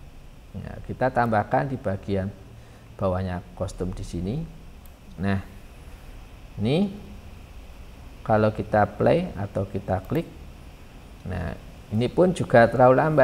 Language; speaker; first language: Indonesian; native; Indonesian